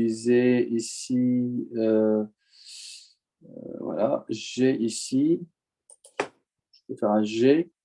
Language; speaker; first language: French; native; French